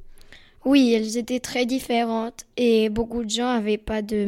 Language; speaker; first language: French; non-native, fluent; Spanish